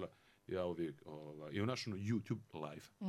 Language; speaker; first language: Serbian; native; Serbian